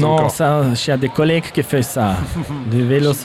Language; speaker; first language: French; non-native, learner; German